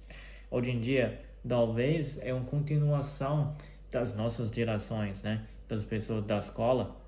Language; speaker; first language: Portuguese; non-native, fluent; Chinese